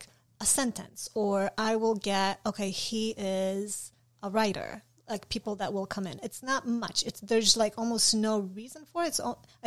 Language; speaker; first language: English; non-native, fluent; Polish